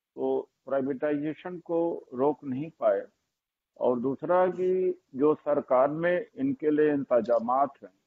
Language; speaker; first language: Hindi; native; Hindi